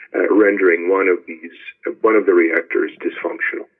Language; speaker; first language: English; non-native, fluent; Ukrainian